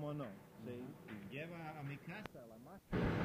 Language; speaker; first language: Spanish; non-native, learner; English